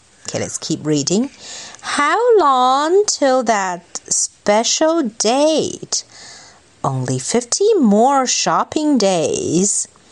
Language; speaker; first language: English; non-native, fluent; Chinese